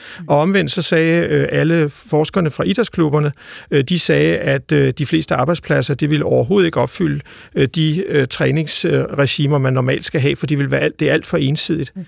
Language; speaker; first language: Danish; native; Danish